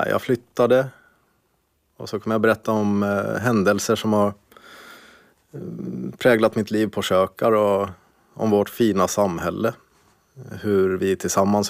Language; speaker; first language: Swedish; native; Swedish